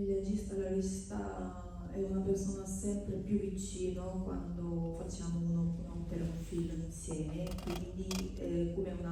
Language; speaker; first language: Italian; non-native, fluent; Korean